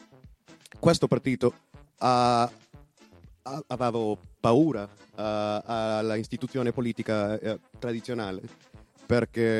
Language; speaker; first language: Italian; non-native, learner; Spanish